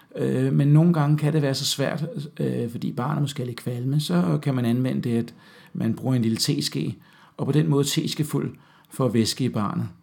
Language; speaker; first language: Danish; native; Danish